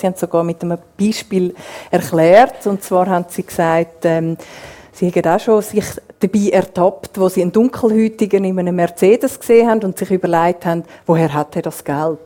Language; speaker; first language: German; native; German